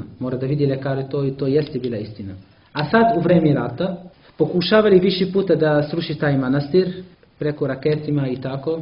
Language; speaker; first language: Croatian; non-native, learner; Arabic